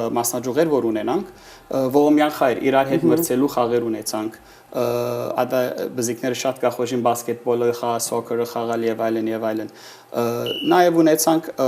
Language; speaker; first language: Armenian; early bilingual, heritage; Armenian